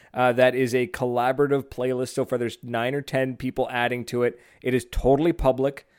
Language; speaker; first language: English; native; English